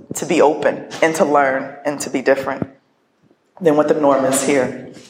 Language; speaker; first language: English; native; English